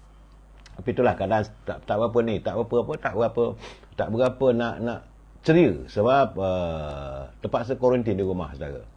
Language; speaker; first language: Malay; native; Malay